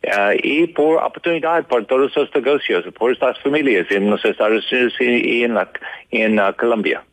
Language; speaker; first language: Spanish; non-native, learner; English